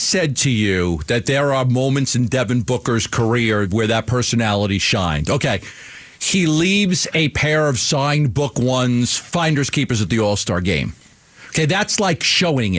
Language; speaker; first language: English; native; English